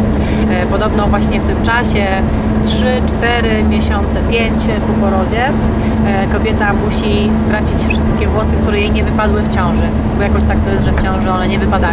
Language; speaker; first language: Polish; native; Polish